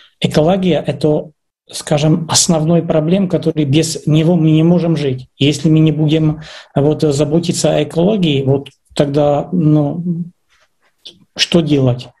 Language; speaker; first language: Russian; non-native, fluent; Czech